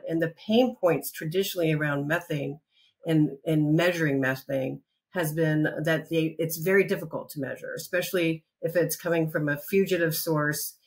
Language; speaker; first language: English; native; English